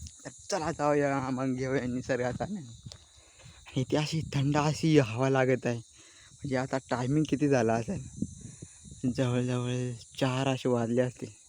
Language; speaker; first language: Marathi; non-native, local second language; Gondi